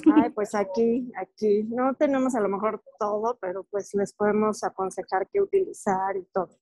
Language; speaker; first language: Spanish; native; Spanish